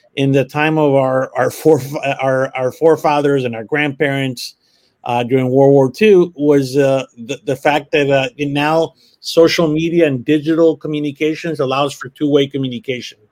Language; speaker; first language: English; early bilingual, other home language; Spanish